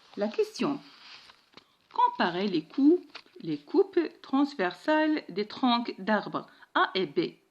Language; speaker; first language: French; non-native, local second language; Arabic